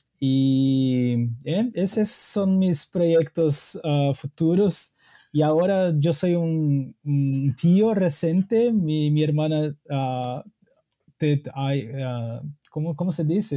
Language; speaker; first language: Spanish; non-native, fluent; Portuguese